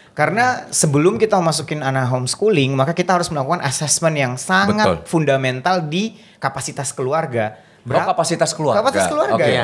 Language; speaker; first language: Indonesian; native; Indonesian